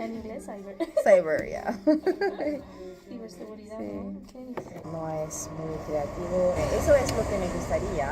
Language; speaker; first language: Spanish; non-native, learner; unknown